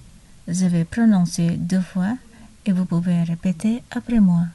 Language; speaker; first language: French; non-native, fluent; Indonesian